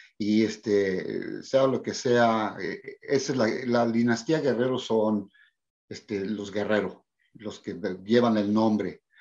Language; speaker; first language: Spanish; early bilingual, heritage; Spanish